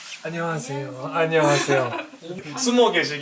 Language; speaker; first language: Korean; native; Korean